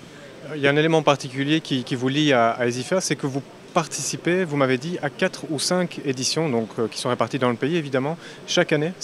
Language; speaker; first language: French; native; French